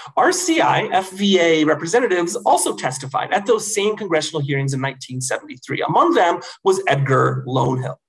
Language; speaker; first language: English; native; English